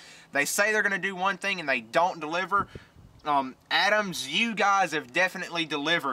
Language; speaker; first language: English; native; English